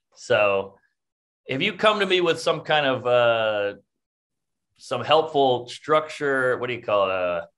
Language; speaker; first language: English; native; English